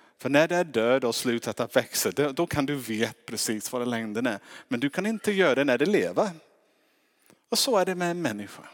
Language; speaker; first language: Swedish; non-native, fluent; English